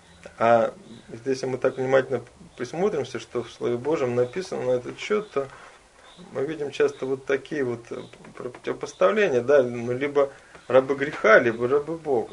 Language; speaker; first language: Russian; native; Russian